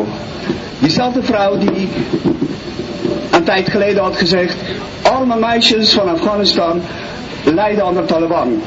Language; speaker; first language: Dutch; non-native, fluent; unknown